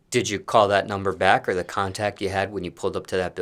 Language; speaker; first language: English; native; English